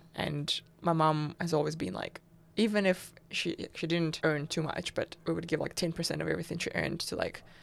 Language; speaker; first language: English; non-native, fluent; Russian